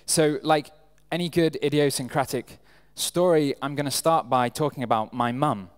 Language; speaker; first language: English; native; English